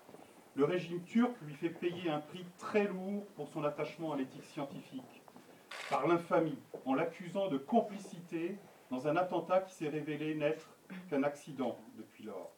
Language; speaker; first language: French; native; French